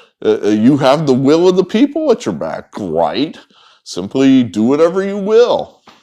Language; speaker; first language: English; native; English